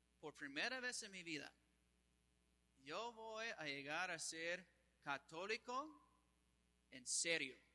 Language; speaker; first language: Spanish; non-native, fluent; English